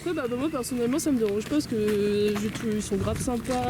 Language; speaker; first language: French; native; French